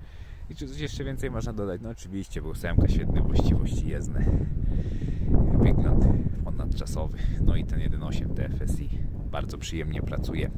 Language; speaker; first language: Polish; native; Polish